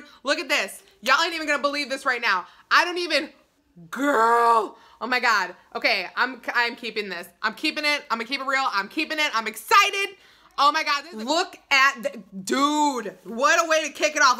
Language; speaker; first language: English; native; English